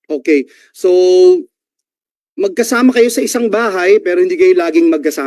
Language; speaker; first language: Filipino; native; Filipino